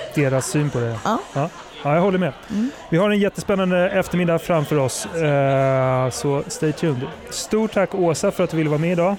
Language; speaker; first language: Swedish; native; Swedish